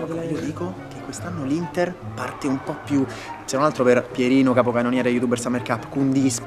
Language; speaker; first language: Italian; native; Italian